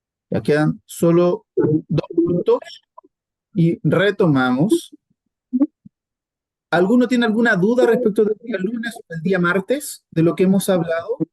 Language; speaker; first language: Spanish; native; Spanish